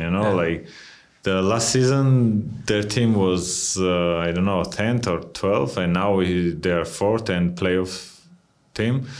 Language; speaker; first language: English; non-native, fluent; Georgian